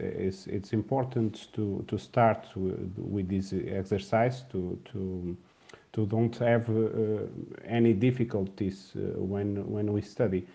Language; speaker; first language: English; non-native, learner; Portuguese